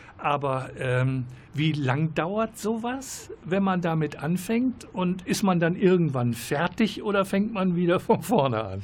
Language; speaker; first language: German; native; German